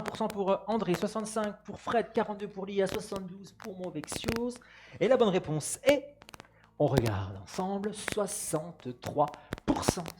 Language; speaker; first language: French; native; French